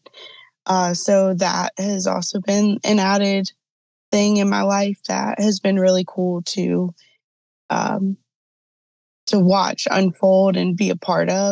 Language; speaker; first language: English; native; English